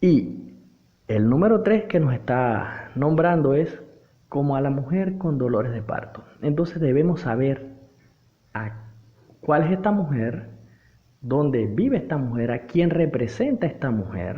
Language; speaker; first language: Spanish; native; Spanish